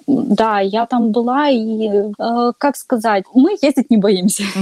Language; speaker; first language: Russian; native; Russian